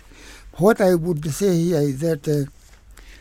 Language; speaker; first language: English; non-native, local second language; Kikuyu